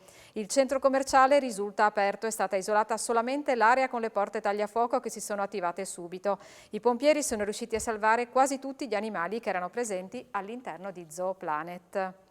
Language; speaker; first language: Italian; native; Italian